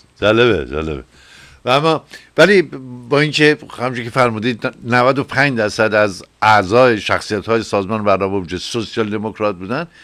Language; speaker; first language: Persian; native; Persian